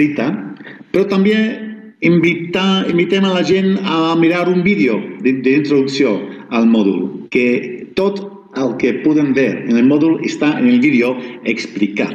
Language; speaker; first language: Catalan; non-native, fluent; Spanish